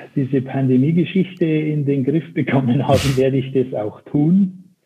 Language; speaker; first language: German; native; German